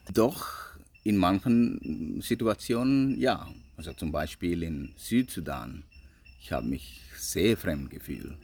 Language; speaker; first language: German; non-native, fluent; Sinhala